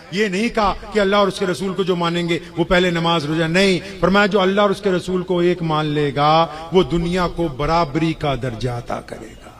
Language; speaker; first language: Urdu; non-native, local second language; Punjabi